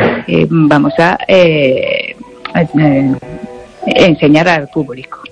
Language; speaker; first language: Spanish; non-native, learner; Japanese